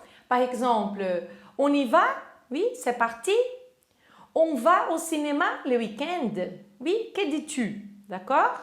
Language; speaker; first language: French; non-native, fluent; Portuguese